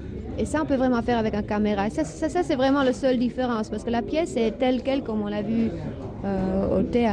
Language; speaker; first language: French; non-native, fluent; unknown